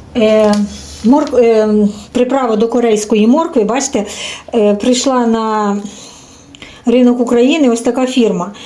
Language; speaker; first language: Ukrainian; native; Ukrainian